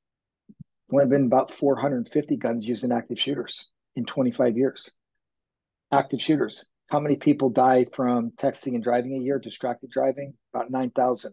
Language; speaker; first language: English; native; English